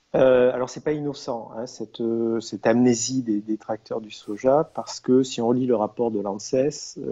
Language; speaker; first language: French; native; French